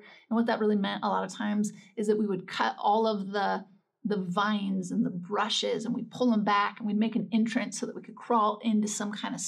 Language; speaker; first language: English; native; English